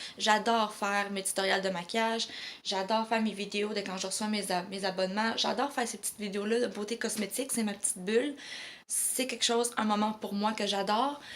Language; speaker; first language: French; native; French